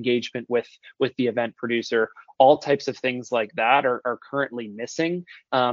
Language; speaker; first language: English; native; English